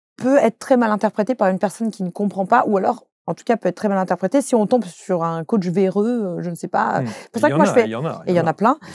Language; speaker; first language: French; native; French